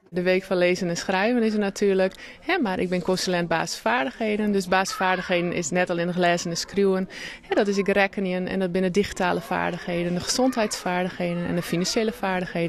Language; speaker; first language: Dutch; non-native, local second language; Western Frisian